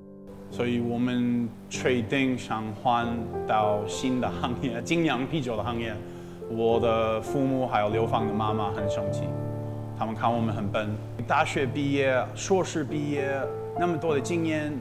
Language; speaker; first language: Chinese; non-native, fluent; English